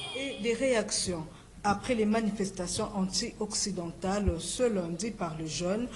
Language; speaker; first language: French; non-native, local second language; Lingala